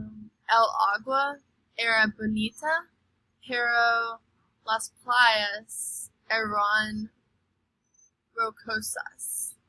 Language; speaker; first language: Spanish; non-native, learner; English